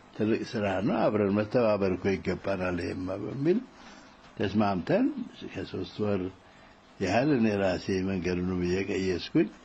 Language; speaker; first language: Amharic; non-native, local second language; Tigrinya